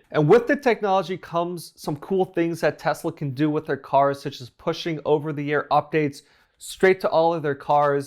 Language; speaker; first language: English; native; English